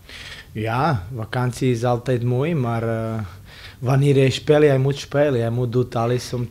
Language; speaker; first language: Dutch; non-native, learner; Serbian